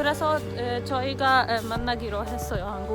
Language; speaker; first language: Korean; non-native, fluent; Polish